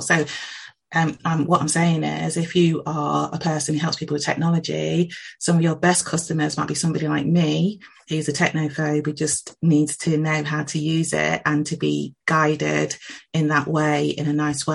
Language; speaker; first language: English; native; English